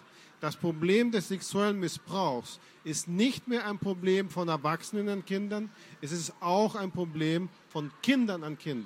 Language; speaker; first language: German; non-native, fluent; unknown